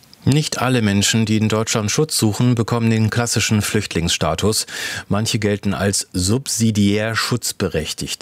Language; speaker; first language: German; native; German